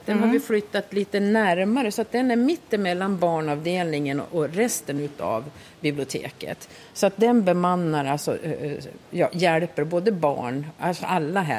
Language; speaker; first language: Swedish; native; Swedish